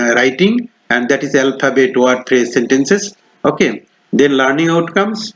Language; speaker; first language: English; non-native, local second language; Bangla